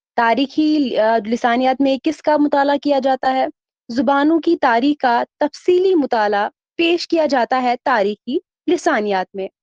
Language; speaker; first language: Urdu; non-native, local second language; Kashmiri